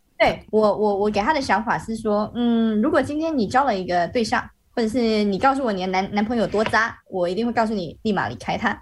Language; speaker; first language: Chinese; native; Chinese